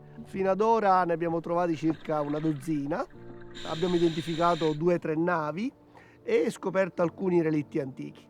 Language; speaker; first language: Italian; native; Italian